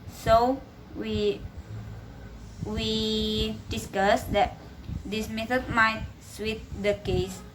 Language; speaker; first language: English; non-native, learner; Indonesian